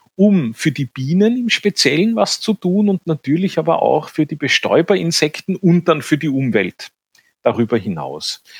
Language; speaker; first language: German; native; German